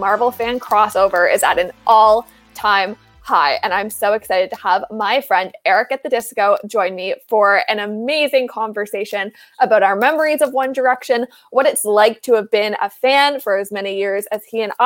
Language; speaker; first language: English; native; English